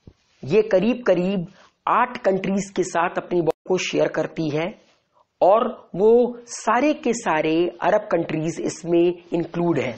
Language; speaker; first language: Hindi; native; Hindi